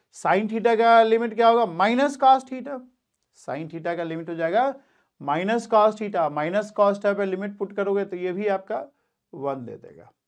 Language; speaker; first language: Hindi; native; Hindi